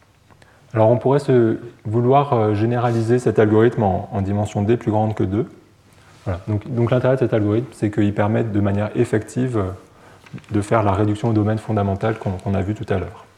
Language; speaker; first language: French; native; French